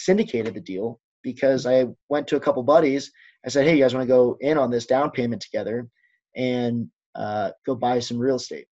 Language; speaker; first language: English; native; English